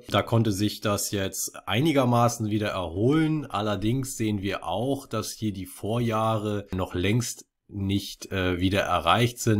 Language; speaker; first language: German; native; German